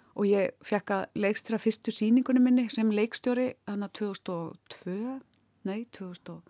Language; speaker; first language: Icelandic; native; Icelandic